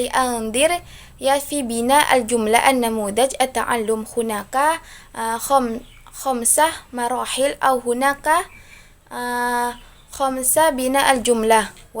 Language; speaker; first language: Arabic; non-native, learner; Indonesian